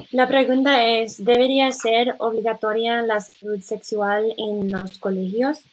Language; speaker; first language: Spanish; non-native, learner; English